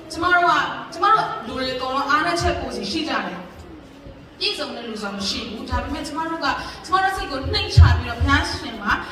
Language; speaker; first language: Burmese; non-native, local second language; Tedim Chin